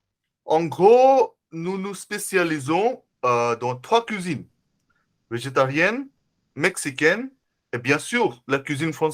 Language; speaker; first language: French; non-native, fluent; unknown